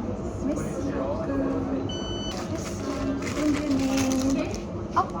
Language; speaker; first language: French; non-native, learner; Korean